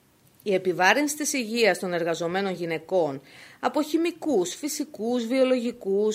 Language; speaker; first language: Greek; native; Greek